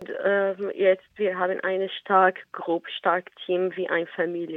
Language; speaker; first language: German; non-native, learner; Arabic